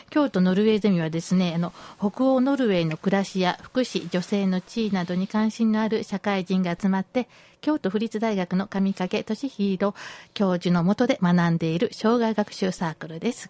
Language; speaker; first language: Japanese; native; Japanese